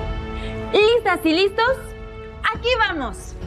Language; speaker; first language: Spanish; native; Spanish